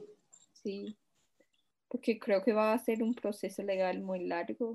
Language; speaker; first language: Spanish; non-native, fluent; English